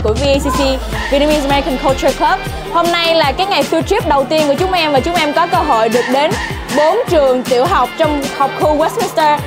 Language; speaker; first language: Vietnamese; early bilingual, heritage; Vietnamese